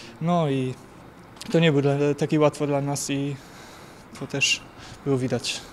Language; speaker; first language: Polish; early bilingual, heritage; German